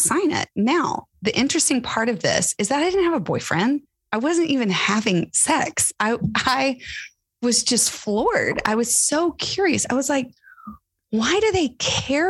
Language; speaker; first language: English; native; English